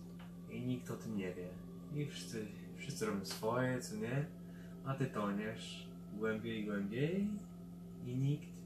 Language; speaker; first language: Polish; early bilingual, heritage; Polish